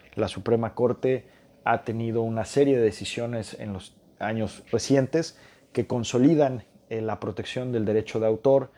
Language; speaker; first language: Spanish; native; Spanish